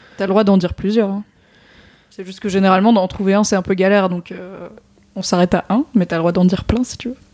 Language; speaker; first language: French; native; French